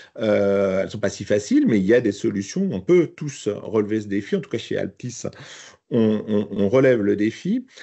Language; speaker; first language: French; native; French